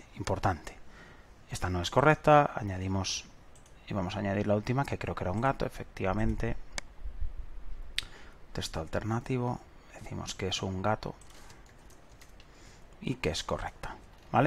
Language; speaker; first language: Spanish; native; Spanish